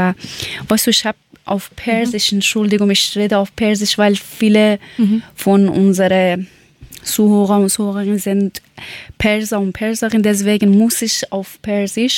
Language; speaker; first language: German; non-native, learner; Persian